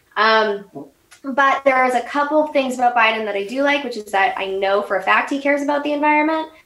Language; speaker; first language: English; native; English